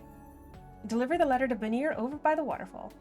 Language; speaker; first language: English; native; English